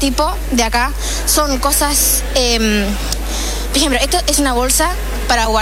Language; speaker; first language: Spanish; non-native, learner; Chinese